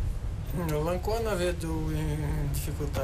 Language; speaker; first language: Italian; non-native, fluent; Portuguese